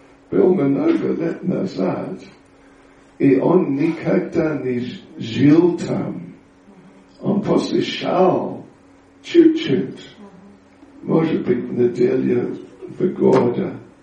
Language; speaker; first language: Russian; non-native, learner; English